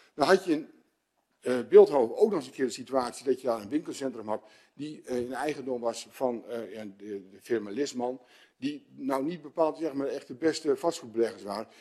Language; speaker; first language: Dutch; native; Dutch